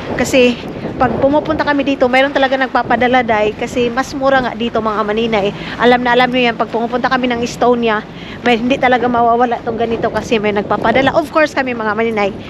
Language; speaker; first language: Filipino; non-native, local second language; Cebuano